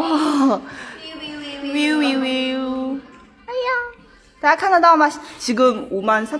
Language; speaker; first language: Chinese; native; Chinese